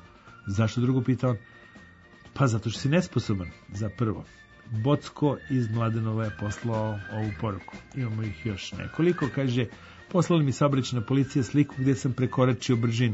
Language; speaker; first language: Croatian; native; Croatian